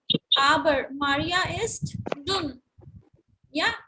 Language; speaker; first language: German; non-native, learner; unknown